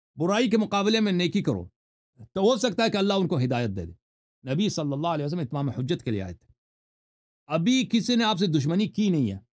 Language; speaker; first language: Urdu; non-native, fluent; Persian